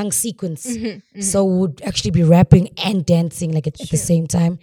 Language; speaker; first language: English; non-native, local second language; Xhosa